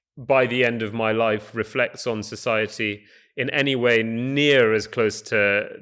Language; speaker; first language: English; native; English